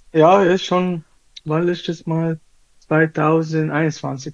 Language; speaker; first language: German; non-native, local second language; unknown